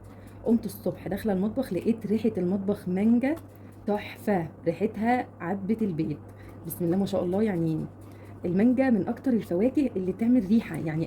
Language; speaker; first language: Arabic; native; Arabic